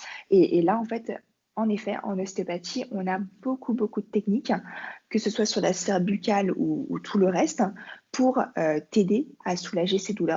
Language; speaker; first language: French; native; French